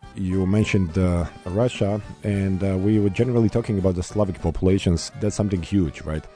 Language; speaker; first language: English; non-native, fluent; Bosnian